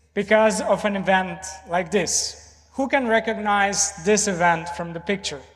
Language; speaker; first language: English; non-native, fluent; Romanian